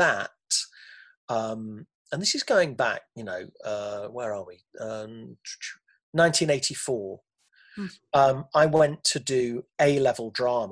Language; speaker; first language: English; native; English